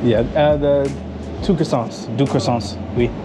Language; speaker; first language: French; non-native, learner; English